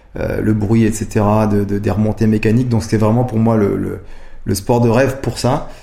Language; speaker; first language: French; native; French